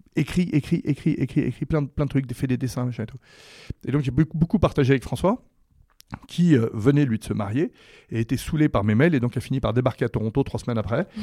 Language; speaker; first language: French; native; French